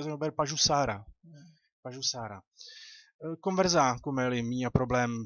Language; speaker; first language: Portuguese; non-native, learner; Czech